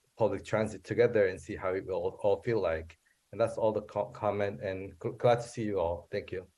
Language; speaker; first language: English; non-native, fluent; Korean